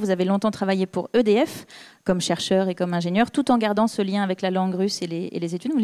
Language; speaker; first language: French; native; French